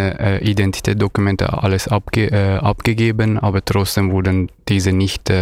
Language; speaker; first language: German; non-native, fluent; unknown